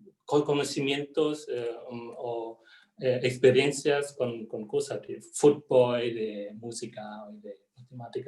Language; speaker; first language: Spanish; non-native, fluent; German